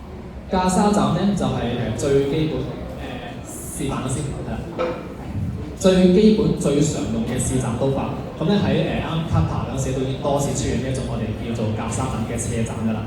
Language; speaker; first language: Cantonese; native; Cantonese